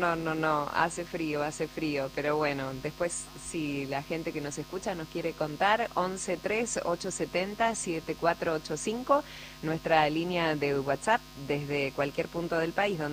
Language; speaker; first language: Spanish; native; Spanish